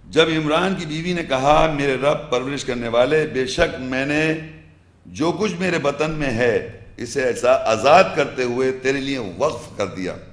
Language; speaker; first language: Urdu; native; Urdu